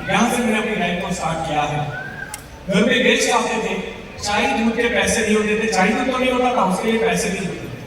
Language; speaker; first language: Hindi; non-native, local second language; Gujarati